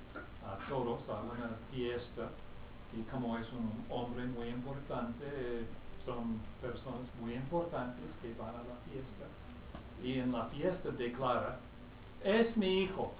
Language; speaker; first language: Spanish; non-native, fluent; English